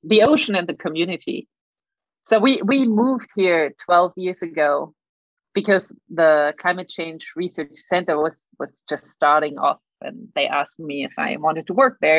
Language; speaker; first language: English; non-native, fluent; German